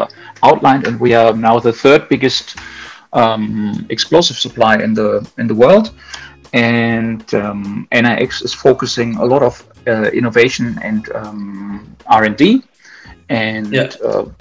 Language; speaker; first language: English; non-native, fluent; German